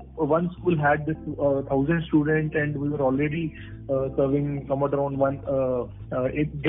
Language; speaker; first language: English; non-native, local second language; Punjabi